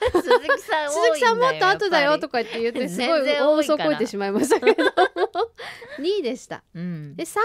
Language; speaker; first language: Japanese; native; Japanese